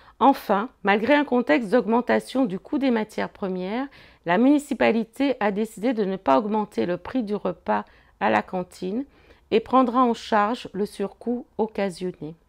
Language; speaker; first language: French; native; French